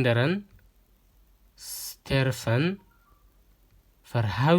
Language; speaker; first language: Dutch; non-native, fluent; Tigrinya